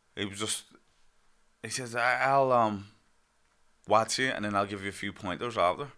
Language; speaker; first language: English; native; English